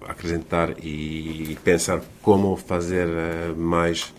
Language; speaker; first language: Portuguese; non-native, fluent; Finnish